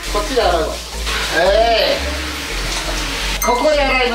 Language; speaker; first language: Japanese; native; Japanese